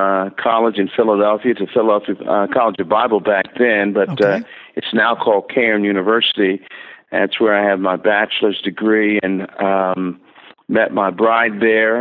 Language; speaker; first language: English; native; English